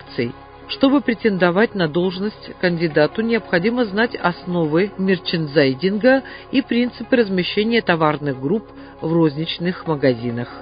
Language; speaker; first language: Russian; native; Russian